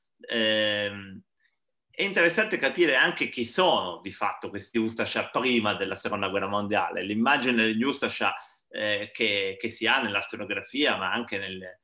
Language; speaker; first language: Italian; native; Italian